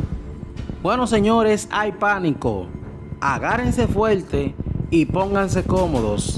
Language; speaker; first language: Spanish; native; Spanish